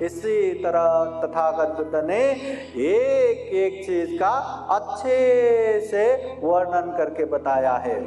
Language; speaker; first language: Hindi; non-native, local second language; Marathi